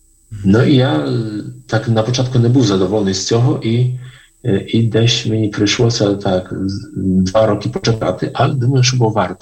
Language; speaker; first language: Polish; non-native, learner; Ukrainian